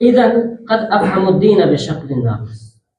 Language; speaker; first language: Arabic; non-native, learner; Urdu